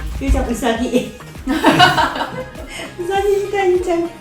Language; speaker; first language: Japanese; non-native, learner; Thai